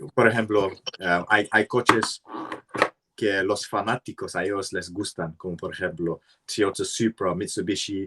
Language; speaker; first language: Spanish; non-native, learner; English